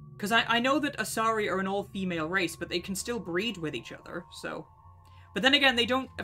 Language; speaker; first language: English; native; English